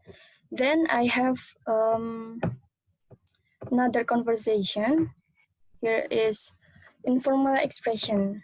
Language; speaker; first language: English; non-native, learner; Indonesian